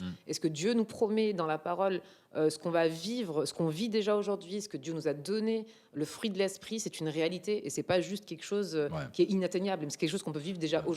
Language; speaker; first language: French; native; French